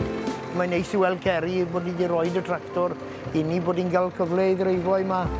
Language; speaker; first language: Welsh; native; Welsh